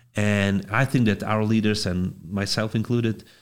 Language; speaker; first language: English; non-native, fluent; Lithuanian